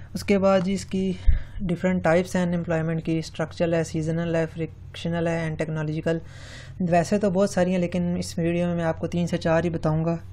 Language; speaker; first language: Urdu; non-native, local second language; Punjabi